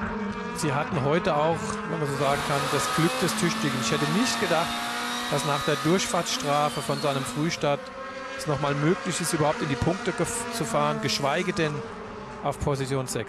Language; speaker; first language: German; native; German